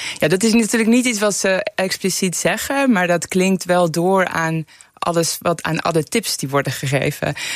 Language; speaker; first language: Dutch; early bilingual, other home language; Persian